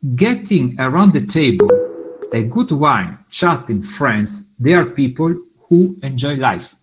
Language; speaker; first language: English; non-native, fluent; Italian